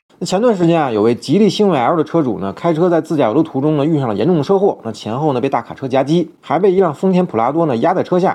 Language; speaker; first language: Chinese; native; Chinese